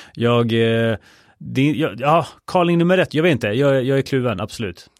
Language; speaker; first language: Swedish; early bilingual, other home language; Spanish